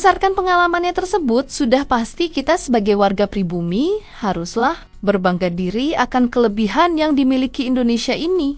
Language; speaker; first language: Indonesian; native; Indonesian